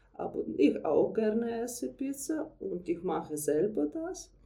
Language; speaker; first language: German; non-native, learner; Ukrainian